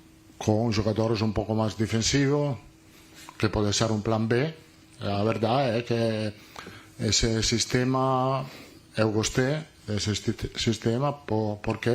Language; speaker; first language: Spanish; non-native, fluent; Italian